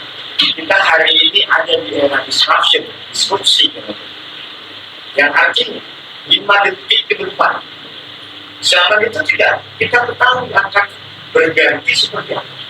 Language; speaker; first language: Indonesian; native; Indonesian